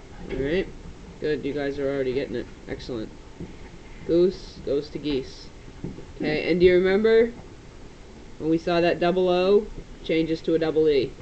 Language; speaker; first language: English; native; English